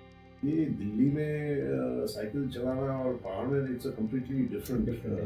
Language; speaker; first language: Hindi; non-native, local second language; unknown